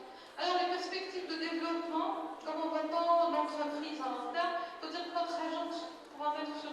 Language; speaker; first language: French; non-native, local second language; Arabic